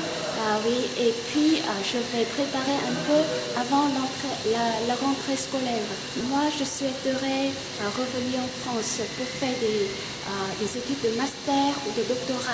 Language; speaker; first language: French; non-native, fluent; Vietnamese